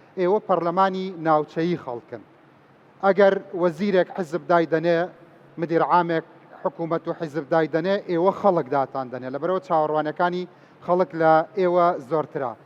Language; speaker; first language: Central Kurdish; native; Central Kurdish